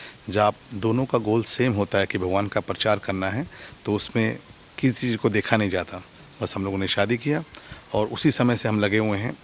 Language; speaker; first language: Hindi; non-native, fluent; English